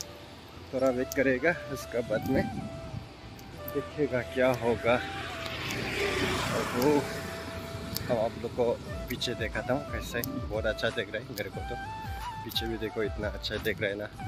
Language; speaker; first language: Hindi; non-native, local second language; Bodo